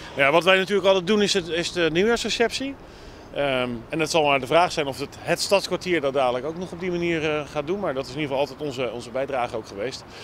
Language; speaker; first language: Dutch; native; Dutch